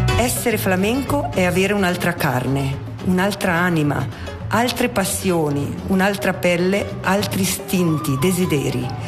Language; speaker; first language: Italian; native; Italian